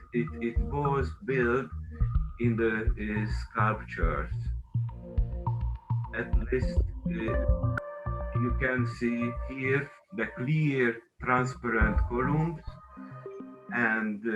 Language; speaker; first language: English; non-native, learner; Hungarian